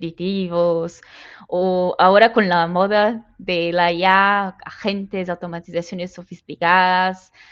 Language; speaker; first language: Spanish; non-native, fluent; Portuguese